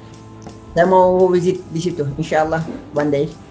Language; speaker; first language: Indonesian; non-native, learner; Turkish